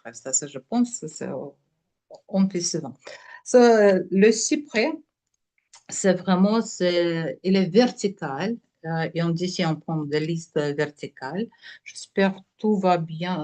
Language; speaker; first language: French; non-native, learner; Russian